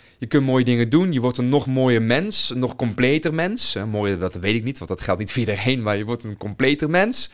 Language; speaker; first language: Dutch; native; Dutch